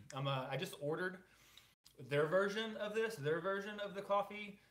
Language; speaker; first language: English; native; English